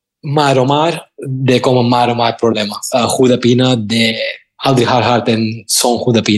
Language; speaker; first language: Norwegian; non-native, fluent; Spanish